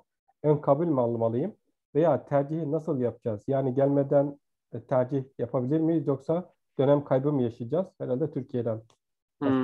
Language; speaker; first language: Turkish; native; Turkish